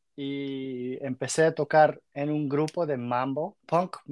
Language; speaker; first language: Spanish; early bilingual, other home language; English